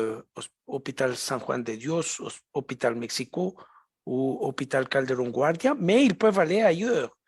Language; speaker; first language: French; non-native, fluent; Spanish